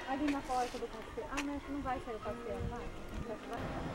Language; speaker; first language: Portuguese; native; Portuguese